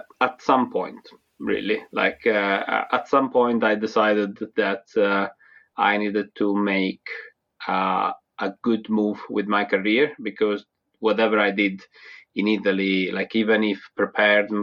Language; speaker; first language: English; non-native, fluent; Italian